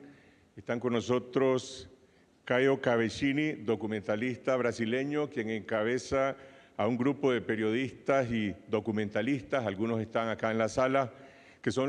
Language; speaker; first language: Spanish; native; Spanish